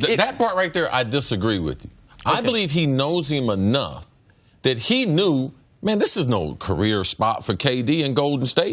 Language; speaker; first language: English; native; English